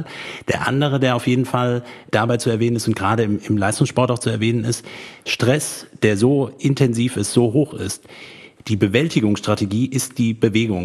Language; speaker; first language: German; native; German